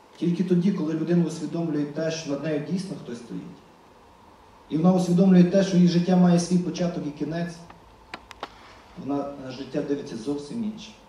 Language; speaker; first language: Ukrainian; native; Ukrainian